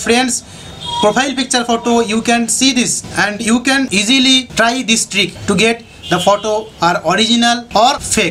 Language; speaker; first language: English; non-native, local second language; Hindi